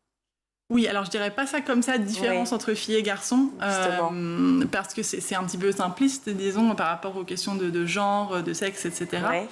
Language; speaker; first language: French; native; French